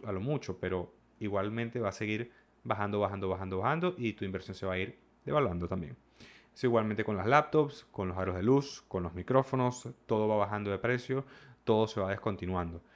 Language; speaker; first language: Spanish; native; Spanish